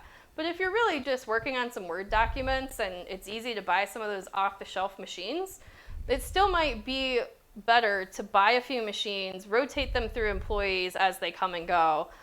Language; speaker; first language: English; native; English